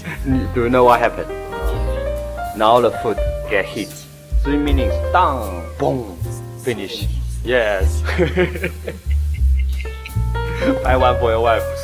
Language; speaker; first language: English; non-native, learner; Chinese